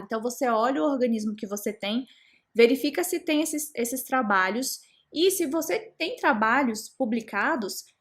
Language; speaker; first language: Portuguese; native; Portuguese